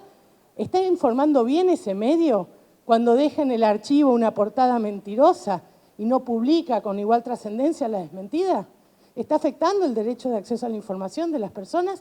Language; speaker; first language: Spanish; native; Spanish